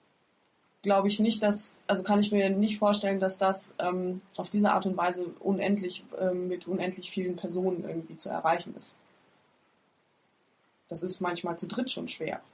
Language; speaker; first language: German; native; German